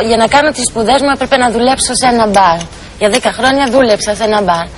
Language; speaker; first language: Greek; non-native, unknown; French